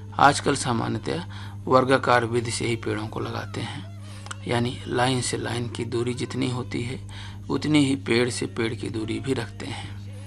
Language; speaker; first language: Hindi; native; Hindi